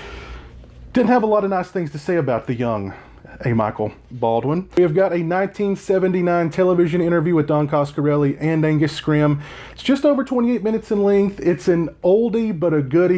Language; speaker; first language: English; native; English